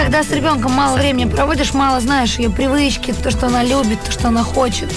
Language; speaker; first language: Russian; native; Russian